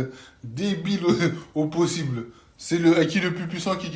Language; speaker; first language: French; native; French